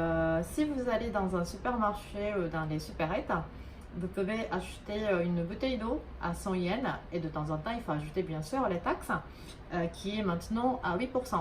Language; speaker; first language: French; non-native, fluent; Japanese